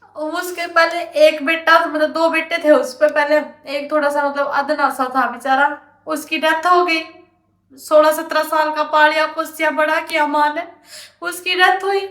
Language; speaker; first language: Hindi; native; Hindi